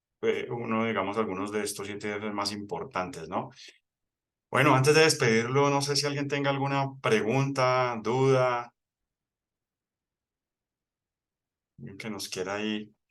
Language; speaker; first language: Spanish; native; Spanish